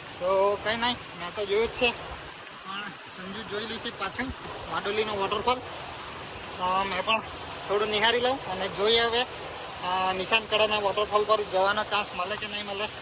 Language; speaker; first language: Gujarati; native; Gujarati